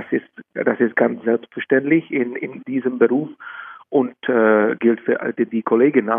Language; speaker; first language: German; non-native, fluent; Czech